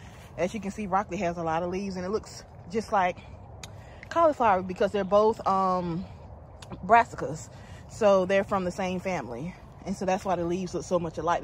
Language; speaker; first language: English; native; English